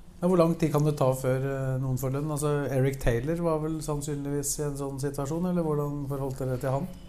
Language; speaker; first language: Norwegian; native; Norwegian